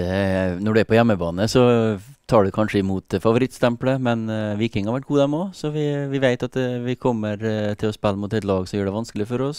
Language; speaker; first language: Norwegian; native; Norwegian